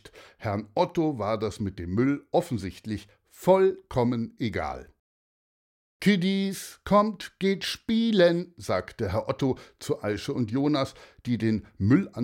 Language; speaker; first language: German; native; German